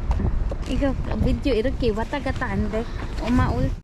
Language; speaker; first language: Korean; non-native, learner; Filipino